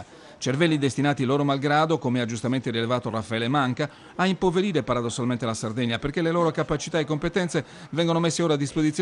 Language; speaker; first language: Italian; native; Italian